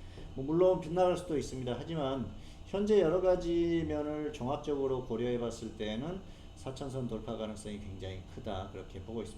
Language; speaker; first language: Korean; native; Korean